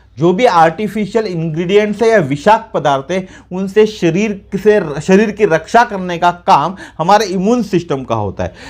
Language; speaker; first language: Hindi; non-native, local second language; Marathi